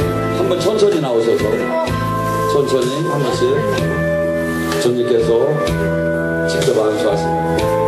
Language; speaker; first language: Korean; native; Korean